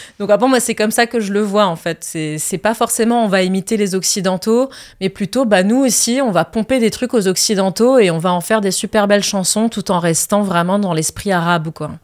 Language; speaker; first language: French; early bilingual, other home language; Arabic